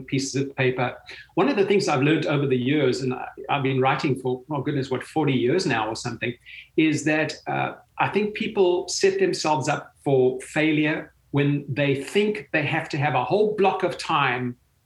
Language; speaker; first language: English; native; English